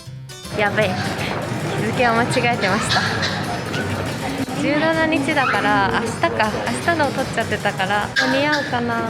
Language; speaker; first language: Japanese; native; Japanese